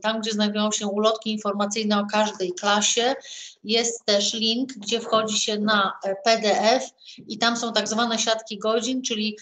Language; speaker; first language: Polish; native; Polish